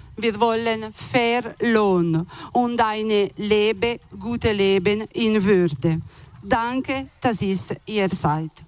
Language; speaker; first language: German; non-native, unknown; Italian